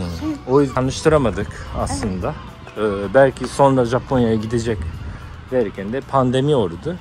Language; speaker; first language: Turkish; non-native, learner; Japanese